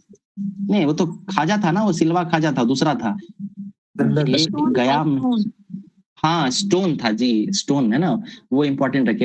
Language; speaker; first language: Hindi; native; Hindi